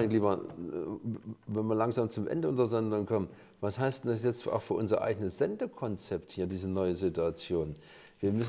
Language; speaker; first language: German; native; German